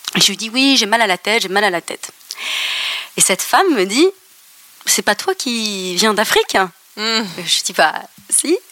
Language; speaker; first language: French; native; French